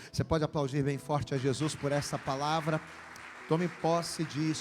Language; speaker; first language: Portuguese; native; Portuguese